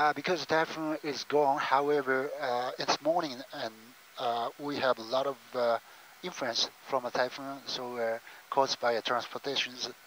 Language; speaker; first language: English; non-native, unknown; Japanese